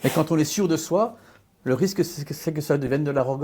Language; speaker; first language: French; native; French